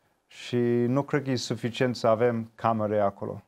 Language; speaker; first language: Romanian; non-native, fluent; English